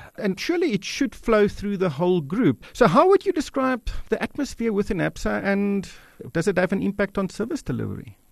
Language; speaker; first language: English; non-native, local second language; Afrikaans